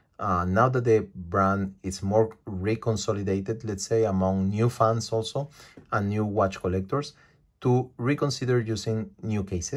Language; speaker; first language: English; non-native, fluent; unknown